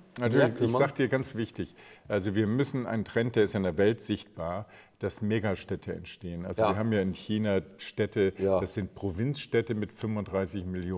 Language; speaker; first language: German; native; German